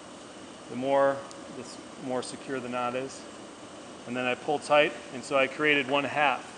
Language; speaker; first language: English; native; English